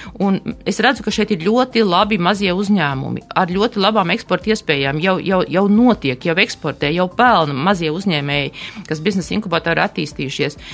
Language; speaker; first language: Latvian; native; Latvian